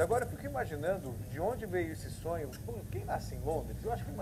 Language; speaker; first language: Portuguese; native; Portuguese